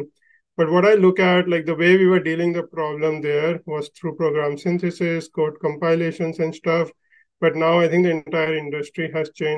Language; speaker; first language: English; non-native, local second language; Hindi